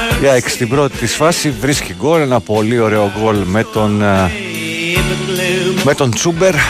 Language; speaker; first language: Greek; native; Greek